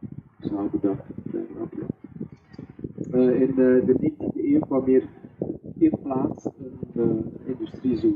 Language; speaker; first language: Dutch; native; Dutch